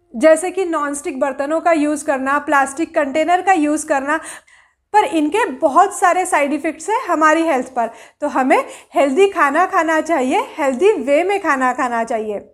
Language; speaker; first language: Hindi; non-native, local second language; Marathi